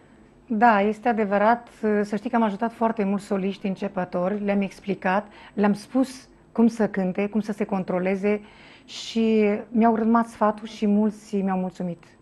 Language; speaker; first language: Romanian; native; Romanian